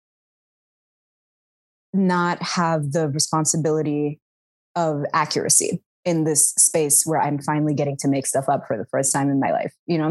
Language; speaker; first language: English; early bilingual, other home language; Arabic